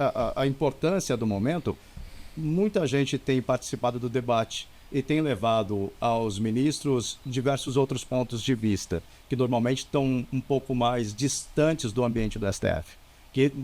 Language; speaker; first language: Portuguese; native; Portuguese